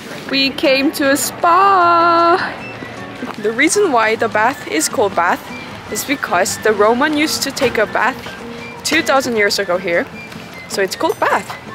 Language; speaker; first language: English; non-native, fluent; Korean